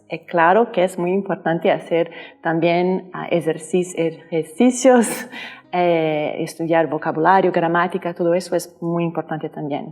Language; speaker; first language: Spanish; non-native, learner; Portuguese